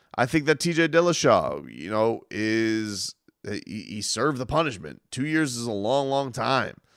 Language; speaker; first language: English; native; English